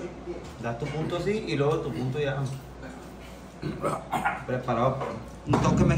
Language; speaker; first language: Spanish; native; Spanish